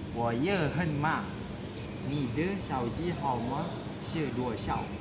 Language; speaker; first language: Chinese; non-native, learner; Malay